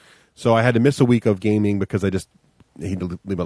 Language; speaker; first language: English; native; English